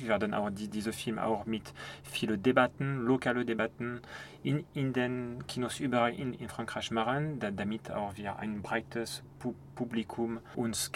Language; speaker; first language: German; non-native, fluent; French